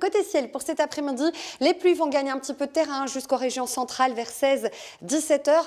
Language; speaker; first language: French; native; French